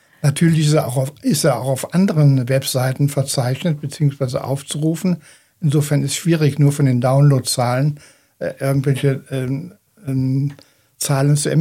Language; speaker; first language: German; native; German